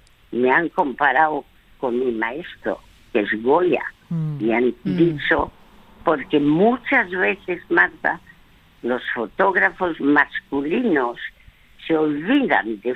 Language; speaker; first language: Spanish; early bilingual, other home language; French